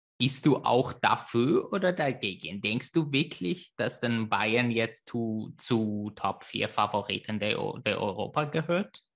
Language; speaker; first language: German; non-native, fluent; Persian